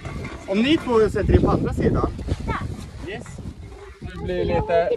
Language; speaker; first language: Swedish; native; Swedish